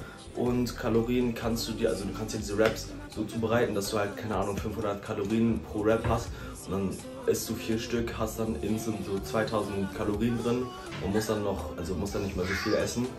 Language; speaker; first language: German; native; German